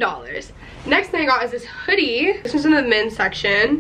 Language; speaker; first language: English; native; English